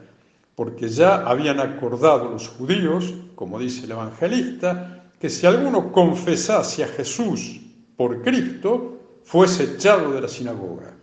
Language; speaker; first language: Spanish; native; Spanish